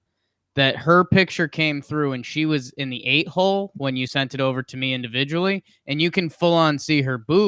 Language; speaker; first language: English; native; English